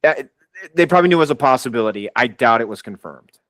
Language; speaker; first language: English; native; English